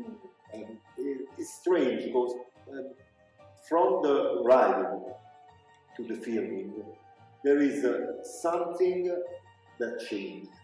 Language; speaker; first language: English; non-native, local second language; Italian